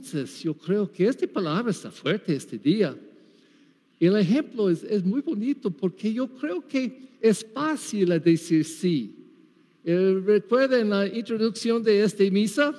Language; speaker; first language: Spanish; non-native, learner; English